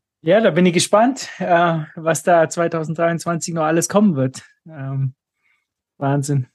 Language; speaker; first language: German; native; German